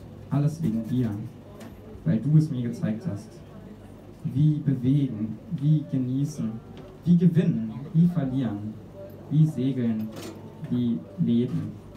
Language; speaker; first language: German; native; German